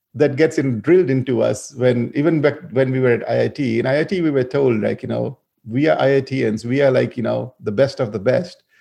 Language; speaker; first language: English; non-native, fluent; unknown